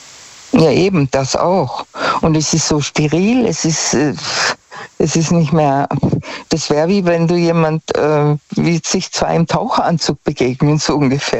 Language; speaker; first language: German; native; German